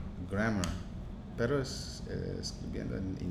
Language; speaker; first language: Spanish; non-native, learner; English